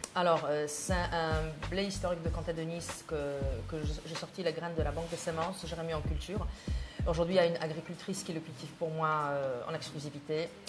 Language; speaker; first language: French; non-native, fluent; Polish